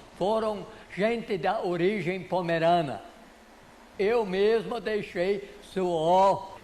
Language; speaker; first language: Portuguese; non-native, local second language; Low German